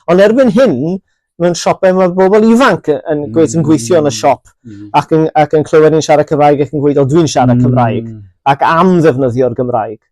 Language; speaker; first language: Welsh; native; Welsh